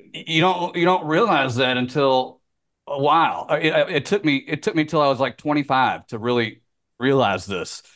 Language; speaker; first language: English; native; English